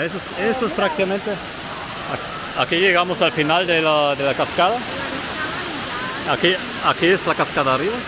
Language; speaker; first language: Spanish; non-native, fluent; German